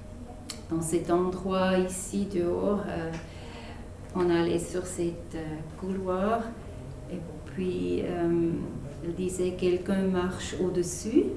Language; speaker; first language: French; non-native, fluent; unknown